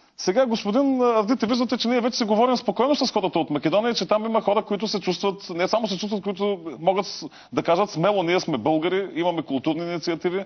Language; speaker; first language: Bulgarian; native; Bulgarian